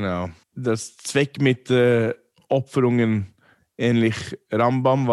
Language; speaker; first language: German; non-native, fluent; English